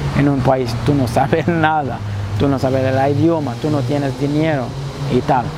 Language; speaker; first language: Spanish; non-native, learner; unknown